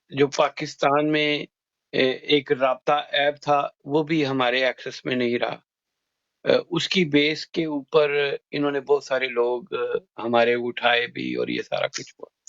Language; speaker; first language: Urdu; native; Urdu